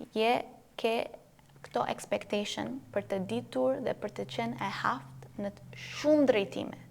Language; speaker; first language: Albanian; early bilingual, heritage; Albanian